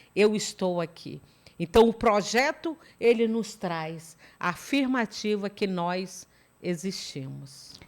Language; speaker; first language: Portuguese; native; Portuguese